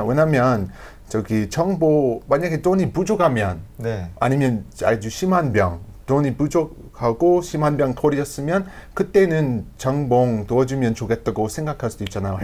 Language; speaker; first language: Korean; non-native, learner; English